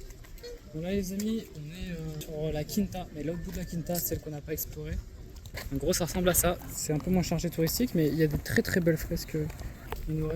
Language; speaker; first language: French; native; French